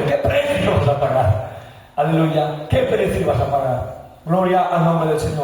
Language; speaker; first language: Spanish; native; Spanish